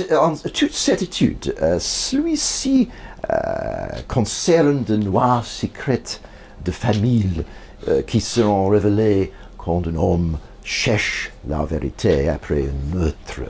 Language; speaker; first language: French; non-native, learner; English